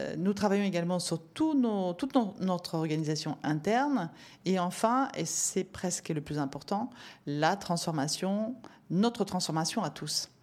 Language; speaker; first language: French; non-native, fluent; Norwegian